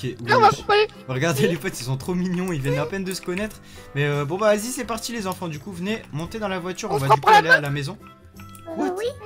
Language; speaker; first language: French; native; French